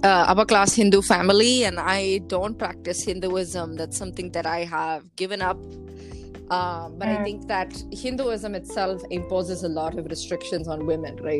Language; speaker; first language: English; non-native, local second language; Tamil